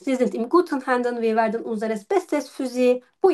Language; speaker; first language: German; non-native, learner; Turkish